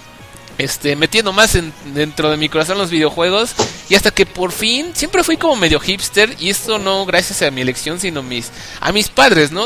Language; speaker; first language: Spanish; native; Spanish